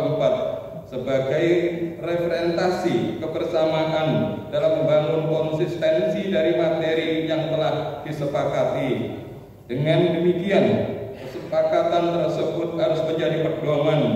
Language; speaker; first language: Indonesian; native; Indonesian